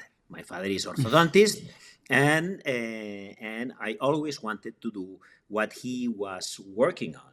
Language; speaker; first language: English; non-native, fluent; Spanish